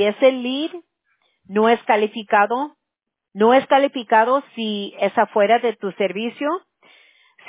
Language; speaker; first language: Spanish; early bilingual, heritage; Spanish